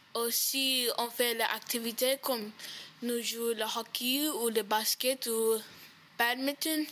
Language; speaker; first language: French; non-native, learner; English